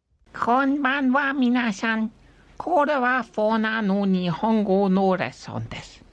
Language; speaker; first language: Japanese; non-native, learner; English